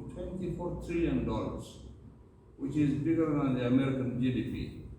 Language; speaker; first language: English; non-native, local second language; Amharic